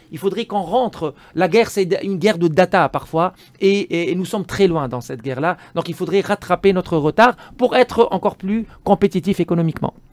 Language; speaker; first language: French; non-native, local second language; Arabic